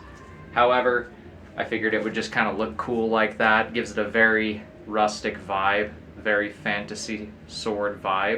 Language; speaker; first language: English; native; English